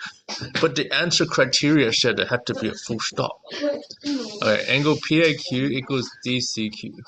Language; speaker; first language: English; native; English